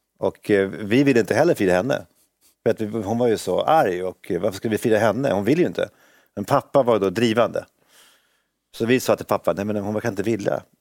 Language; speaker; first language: Swedish; native; Swedish